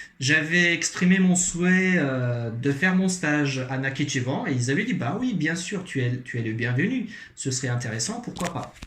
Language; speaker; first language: French; non-native, fluent; Azerbaijani